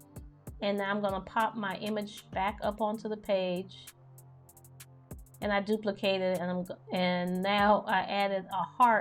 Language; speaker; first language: English; native; English